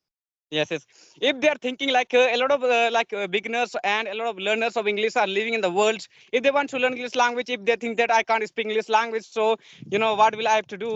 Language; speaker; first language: English; non-native, learner; Santali